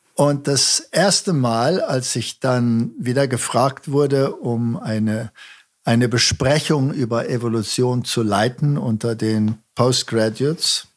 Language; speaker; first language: German; early bilingual, heritage; German